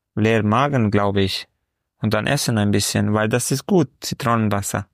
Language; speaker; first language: German; non-native, learner; Romanian